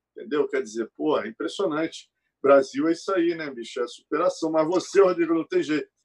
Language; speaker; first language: Portuguese; native; Portuguese